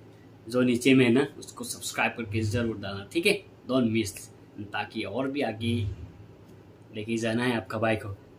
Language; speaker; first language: Hindi; non-native, local second language; Kok Borok